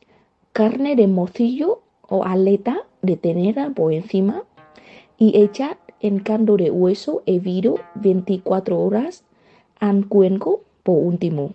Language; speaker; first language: Spanish; non-native, fluent; Vietnamese